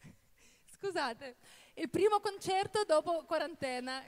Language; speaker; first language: Italian; non-native, fluent; Russian